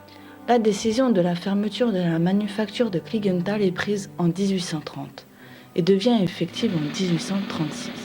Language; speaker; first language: French; native; French